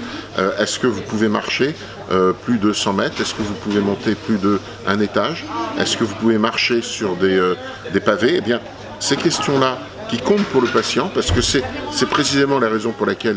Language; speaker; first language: French; native; French